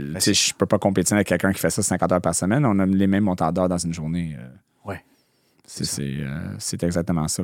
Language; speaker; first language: French; non-native, local second language; English